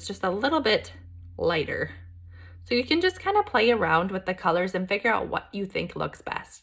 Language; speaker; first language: English; native; English